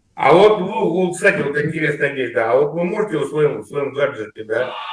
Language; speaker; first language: Russian; native; Russian